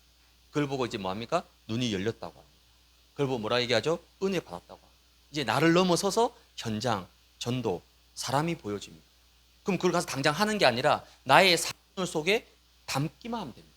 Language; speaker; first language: Korean; native; Korean